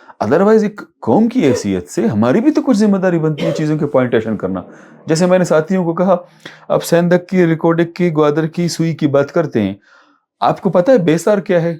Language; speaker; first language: Urdu; non-native, local second language; Baluchi